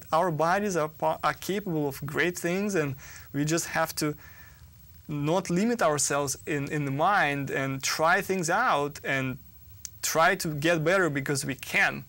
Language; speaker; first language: English; non-native, fluent; Russian